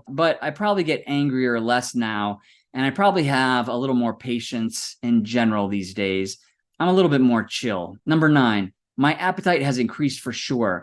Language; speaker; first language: English; native; English